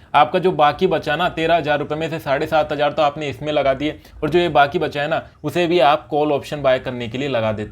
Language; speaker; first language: Hindi; native; Hindi